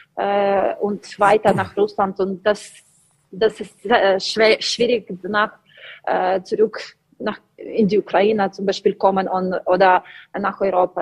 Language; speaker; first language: German; non-native, learner; Ukrainian